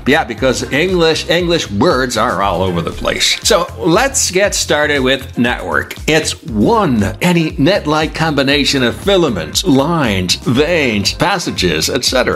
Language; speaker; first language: English; non-native, fluent; Italian